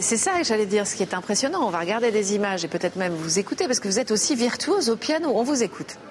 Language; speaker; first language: French; native; French